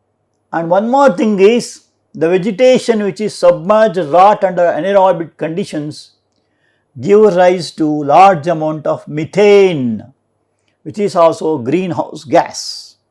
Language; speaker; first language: English; non-native, local second language; Kannada